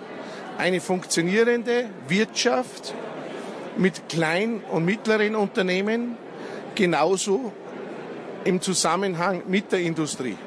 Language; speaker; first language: German; native; German